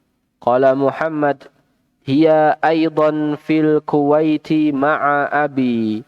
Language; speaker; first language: Arabic; non-native, fluent; Indonesian